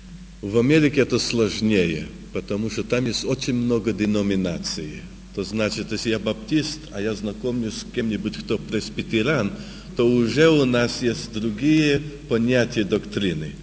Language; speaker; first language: Russian; early bilingual, heritage; Russian